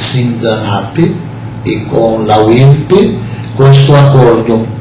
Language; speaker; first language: Italian; non-native, fluent; Portuguese